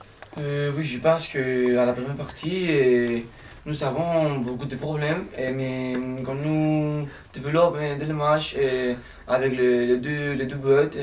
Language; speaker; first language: French; non-native, learner; Spanish